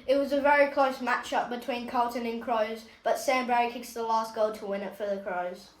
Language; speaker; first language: English; native; English